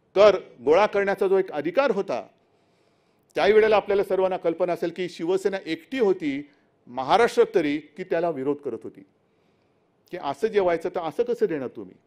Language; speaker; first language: Marathi; native; Marathi